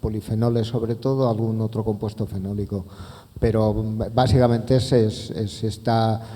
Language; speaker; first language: Spanish; non-native, local second language; Catalan